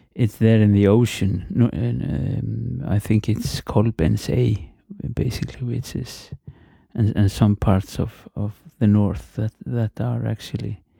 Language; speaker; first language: English; non-native, fluent; Icelandic